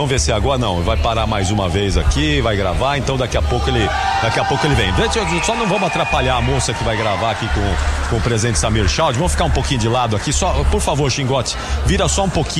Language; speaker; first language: Portuguese; native; Portuguese